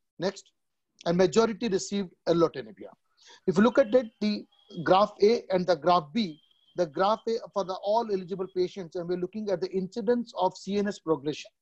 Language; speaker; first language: English; non-native, local second language; Odia